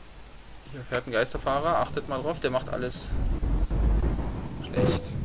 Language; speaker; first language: German; native; German